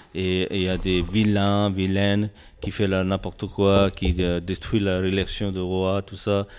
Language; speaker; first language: French; non-native, learner; Tibetan